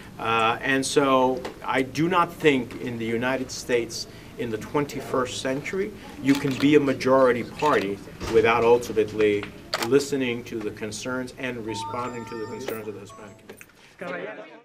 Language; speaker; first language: English; early bilingual, other home language; Spanish